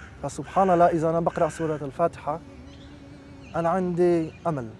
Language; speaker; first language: Arabic; non-native, learner; French